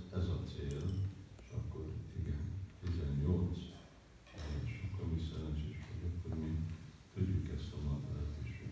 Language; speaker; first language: Hungarian; early bilingual, heritage; Hungarian